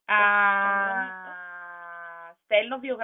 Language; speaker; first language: Greek; non-native, learner; German